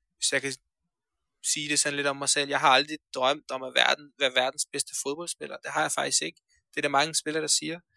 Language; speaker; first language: Danish; early bilingual, other home language; Persian